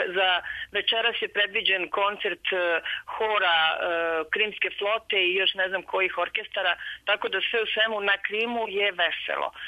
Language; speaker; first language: Serbian; native; Serbian